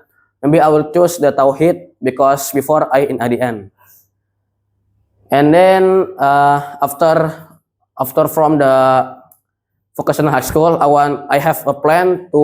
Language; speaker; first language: English; non-native, learner; Indonesian